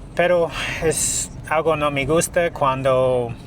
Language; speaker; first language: Spanish; non-native, learner; English